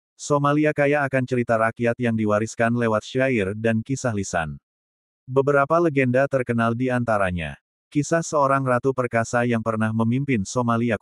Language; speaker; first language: Indonesian; native; Indonesian